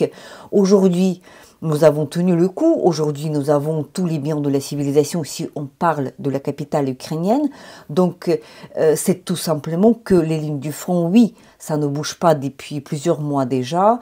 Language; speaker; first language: French; non-native, fluent; Ukrainian